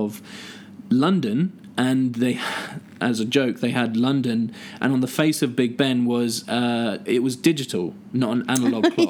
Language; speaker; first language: English; native; English